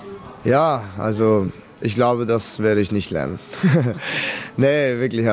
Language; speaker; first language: German; non-native, fluent; Serbian